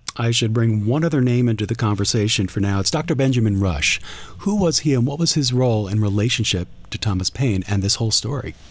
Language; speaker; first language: English; native; English